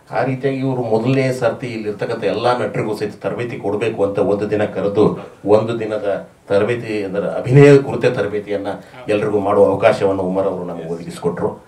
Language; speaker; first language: Kannada; native; Kannada